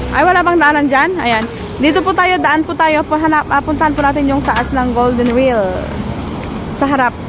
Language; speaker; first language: Filipino; native; Filipino